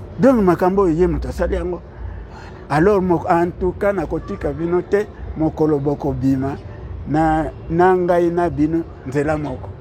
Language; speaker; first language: Lingala; non-native, local second language; Kongo